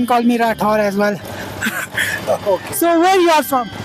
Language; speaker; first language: English; non-native, learner; Hindi